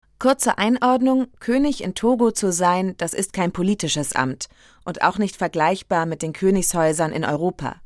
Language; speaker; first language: German; native; German